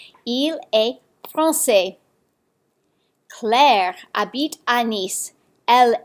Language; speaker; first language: French; non-native, fluent; English